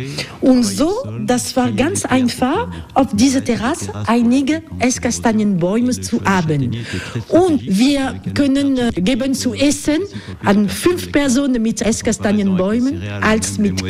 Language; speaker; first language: German; non-native, learner; French